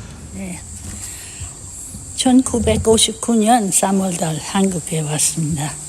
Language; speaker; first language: Korean; non-native, learner; English